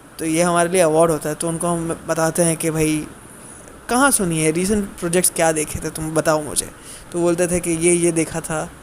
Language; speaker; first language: Hindi; non-native, local second language; Gujarati